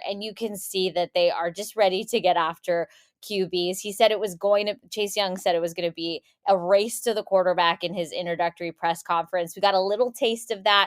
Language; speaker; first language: English; native; English